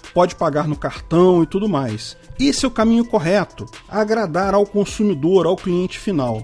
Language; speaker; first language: Portuguese; native; Portuguese